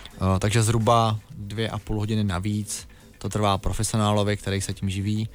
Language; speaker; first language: Czech; native; Czech